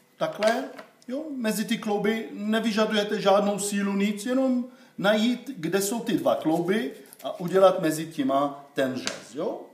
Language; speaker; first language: Czech; non-native, fluent; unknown